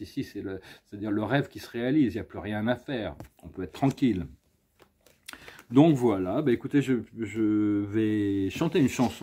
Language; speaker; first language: French; native; French